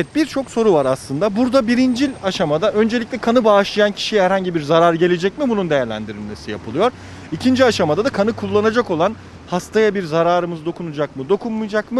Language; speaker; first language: Turkish; native; Turkish